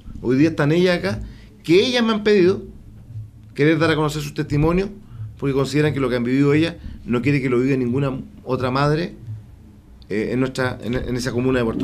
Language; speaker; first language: Spanish; native; Spanish